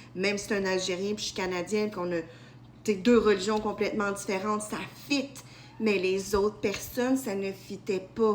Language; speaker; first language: French; native; French